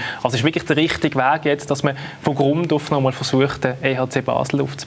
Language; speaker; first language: German; native; German